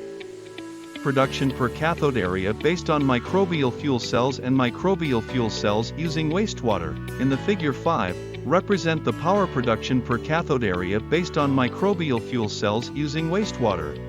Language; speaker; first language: English; non-native, fluent; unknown